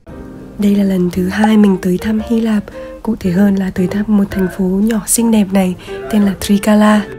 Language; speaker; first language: Vietnamese; native; Vietnamese